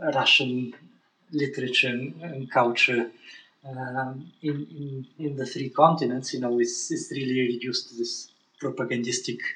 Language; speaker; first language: English; non-native, fluent; Bulgarian